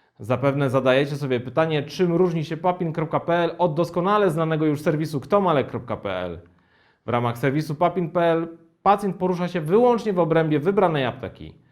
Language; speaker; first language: Polish; native; Polish